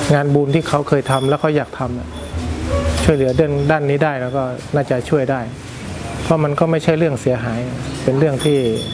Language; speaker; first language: Thai; native; Thai